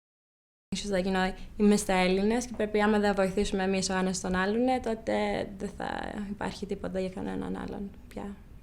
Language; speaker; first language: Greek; early bilingual, heritage; Greek